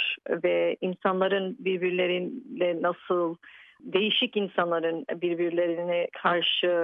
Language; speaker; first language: Turkish; early bilingual, heritage; Turkish